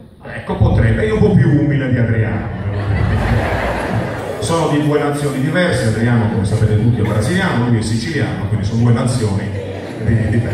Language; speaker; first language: Italian; native; Italian